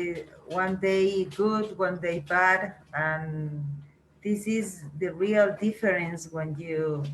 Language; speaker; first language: English; non-native, learner; Spanish